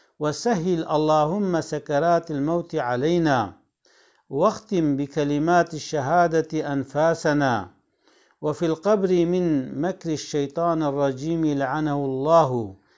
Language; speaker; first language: Arabic; non-native, fluent; Kurdish